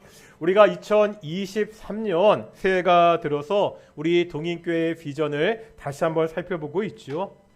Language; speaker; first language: Korean; native; Korean